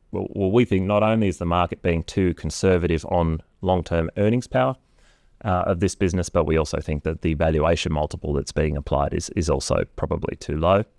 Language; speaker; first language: English; native; English